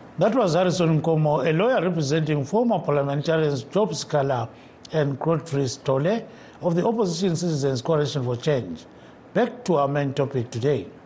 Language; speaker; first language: English; non-native, local second language; North Ndebele